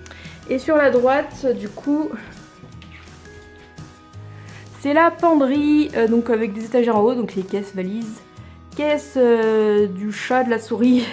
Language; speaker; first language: French; native; French